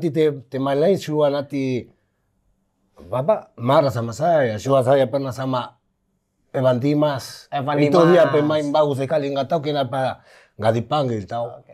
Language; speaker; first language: Indonesian; non-native, fluent; Spanish